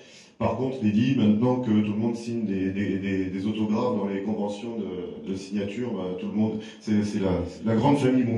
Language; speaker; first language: French; native; French